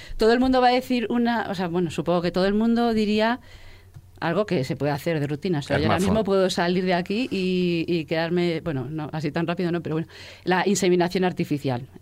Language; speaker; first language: Spanish; native; Spanish